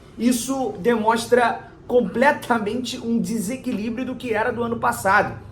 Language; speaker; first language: Portuguese; native; Portuguese